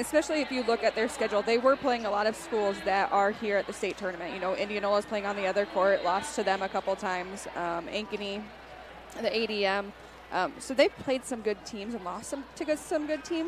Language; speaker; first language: English; native; English